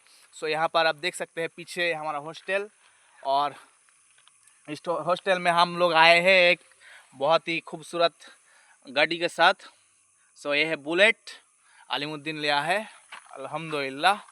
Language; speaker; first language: Hindi; non-native, fluent; Bangla